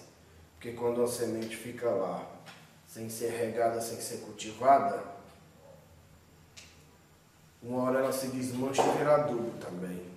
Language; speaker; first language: Portuguese; native; Portuguese